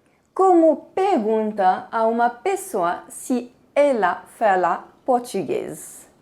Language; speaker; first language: Portuguese; non-native, fluent; French